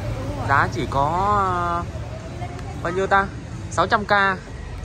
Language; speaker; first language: Vietnamese; native; Vietnamese